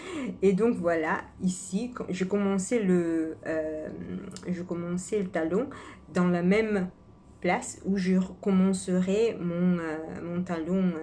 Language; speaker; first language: French; non-native, fluent; Italian